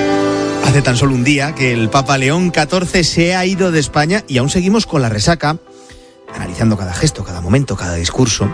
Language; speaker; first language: Spanish; native; Spanish